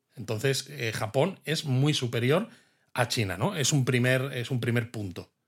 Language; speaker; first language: Spanish; native; Spanish